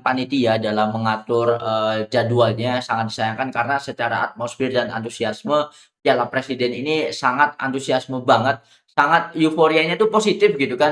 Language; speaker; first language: Indonesian; native; Indonesian